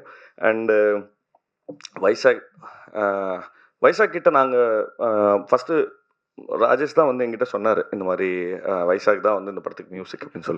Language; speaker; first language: Tamil; native; Tamil